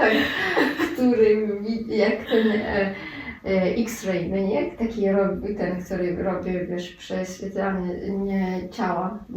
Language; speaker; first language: Polish; non-native, fluent; Russian